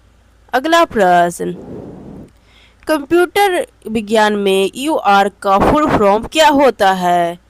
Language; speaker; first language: Hindi; native; Hindi